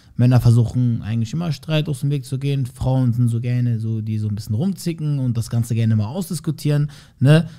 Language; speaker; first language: German; early bilingual, other home language; Turkish